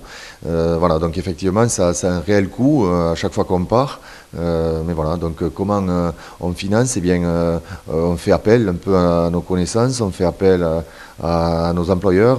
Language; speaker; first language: French; native; French